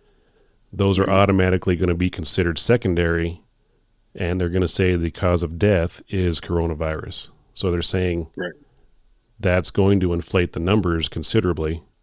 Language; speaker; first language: English; native; English